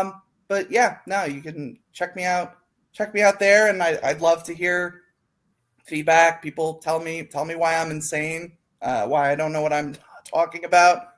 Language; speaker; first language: English; native; English